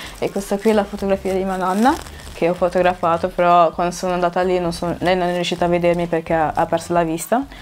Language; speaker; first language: Italian; early bilingual, other home language; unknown